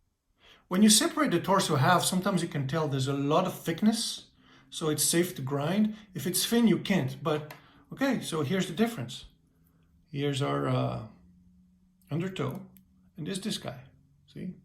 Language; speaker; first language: English; native; English